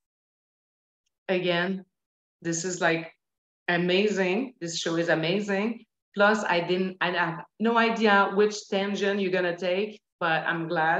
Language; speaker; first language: English; non-native, fluent; French